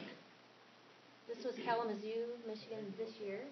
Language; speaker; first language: English; native; English